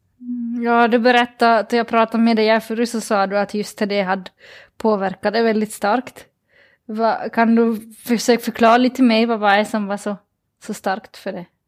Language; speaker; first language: Swedish; native; Swedish